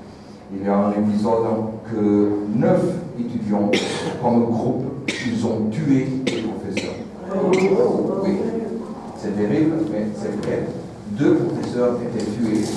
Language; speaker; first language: French; non-native, fluent; Portuguese